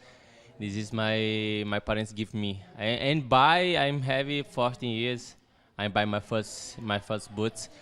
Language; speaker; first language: English; non-native, learner; Portuguese